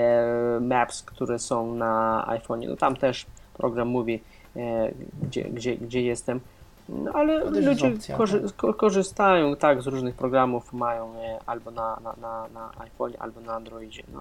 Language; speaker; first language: Polish; non-native, fluent; Russian